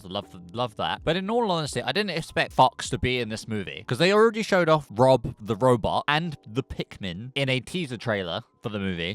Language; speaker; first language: English; native; English